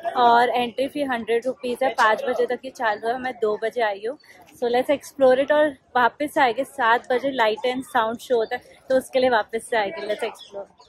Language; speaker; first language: Hindi; native; Hindi